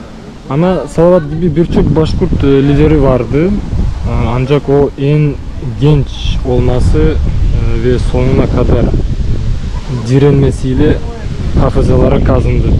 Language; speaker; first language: Turkish; non-native, learner; Bashkir